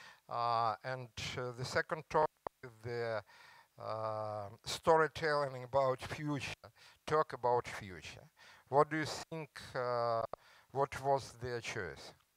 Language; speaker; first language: English; non-native, learner; Ukrainian